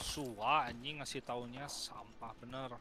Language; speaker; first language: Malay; non-native, local second language; Sundanese